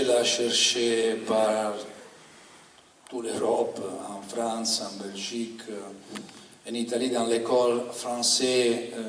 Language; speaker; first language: French; non-native, learner; Italian